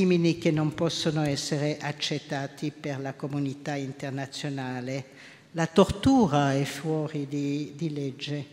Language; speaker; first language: Italian; non-native, local second language; French